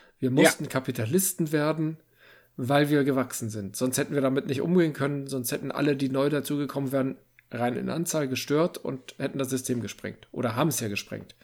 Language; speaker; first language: German; native; German